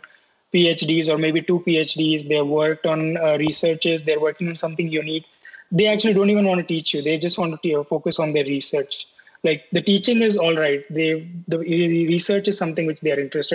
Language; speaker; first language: English; non-native, local second language; Hindi